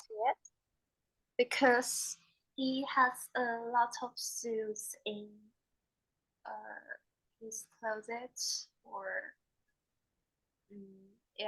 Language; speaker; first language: English; non-native, learner; Chinese